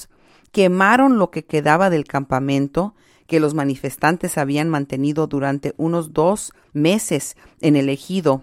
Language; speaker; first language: Spanish; native; Spanish